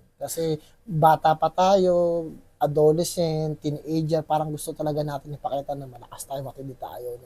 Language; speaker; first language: Filipino; non-native, local second language; Waray